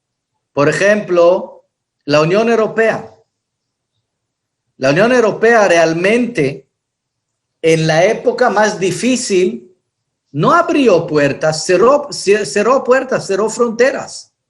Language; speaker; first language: Spanish; non-native, fluent; Hebrew